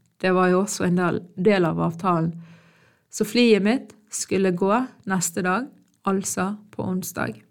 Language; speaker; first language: Norwegian; early bilingual, other home language; Arabic